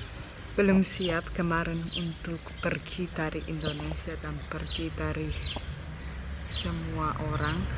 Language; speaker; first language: Indonesian; non-native, fluent; Spanish